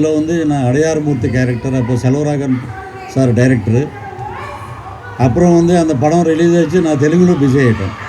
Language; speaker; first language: Tamil; non-native, local second language; Telugu